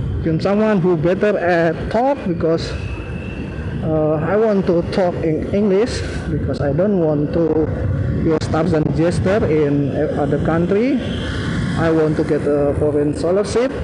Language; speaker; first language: English; non-native, learner; Indonesian